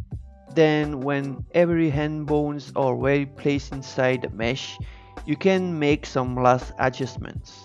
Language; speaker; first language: English; non-native, fluent; French